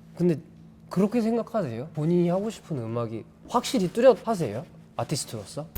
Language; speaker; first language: Korean; early bilingual, heritage; Korean